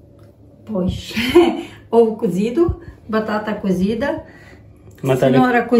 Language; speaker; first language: Portuguese; non-native, learner; Ukrainian